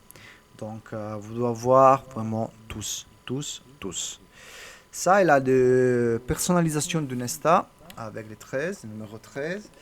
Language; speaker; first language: French; non-native, learner; Italian